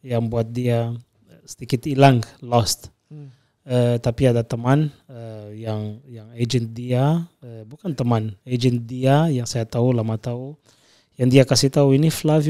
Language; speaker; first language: Indonesian; non-native, fluent; Portuguese